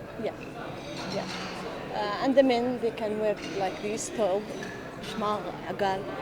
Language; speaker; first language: English; non-native, learner; Arabic